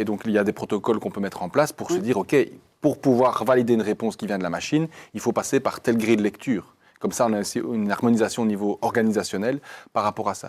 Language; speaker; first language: French; native; French